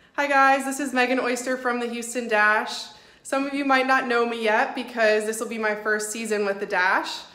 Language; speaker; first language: English; native; English